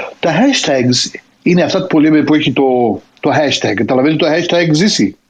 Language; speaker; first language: Greek; early bilingual, heritage; Greek